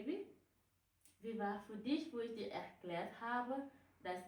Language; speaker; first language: German; non-native, fluent; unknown